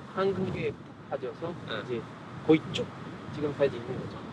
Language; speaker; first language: Korean; non-native, fluent; French